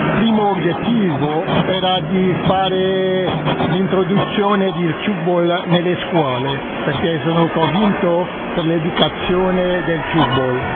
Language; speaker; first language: Italian; non-native, fluent; French